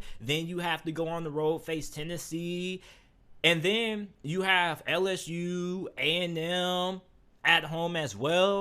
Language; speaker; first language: English; native; English